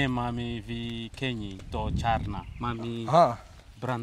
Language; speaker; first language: Polish; non-native, learner; Swahili